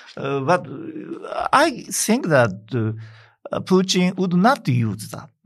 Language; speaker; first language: English; non-native, learner; Japanese